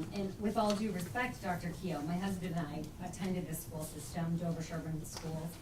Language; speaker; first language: English; native; English